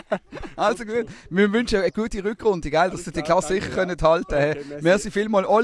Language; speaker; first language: German; native; German